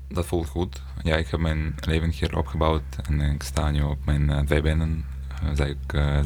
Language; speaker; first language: Dutch; non-native, learner; Ukrainian